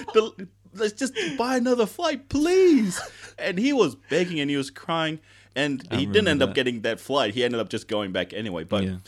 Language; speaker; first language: English; non-native, fluent; Tongan